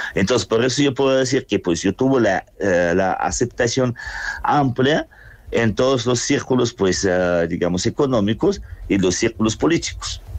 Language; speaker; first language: Spanish; non-native, fluent; Russian